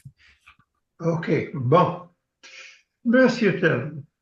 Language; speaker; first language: French; non-native, learner; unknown